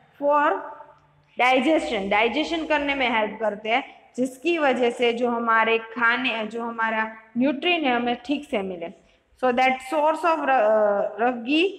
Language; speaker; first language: Hindi; non-native, local second language; Gujarati